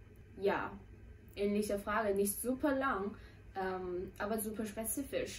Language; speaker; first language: German; non-native, fluent; Chinese